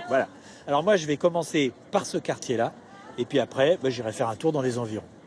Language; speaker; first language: French; native; French